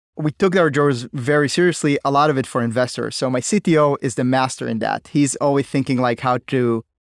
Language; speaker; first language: English; non-native, fluent; Hebrew